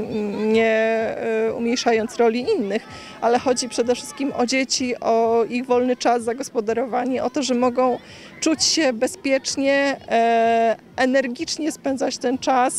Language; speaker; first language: Polish; native; Polish